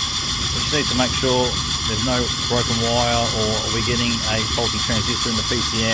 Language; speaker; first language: English; native; English